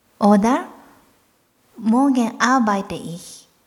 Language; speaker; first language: German; non-native, fluent; Japanese